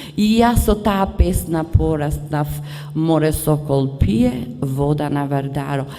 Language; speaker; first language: Macedonian; early bilingual, heritage; Macedonian